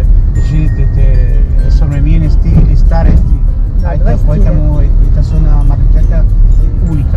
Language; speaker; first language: Russian; non-native, learner; Spanish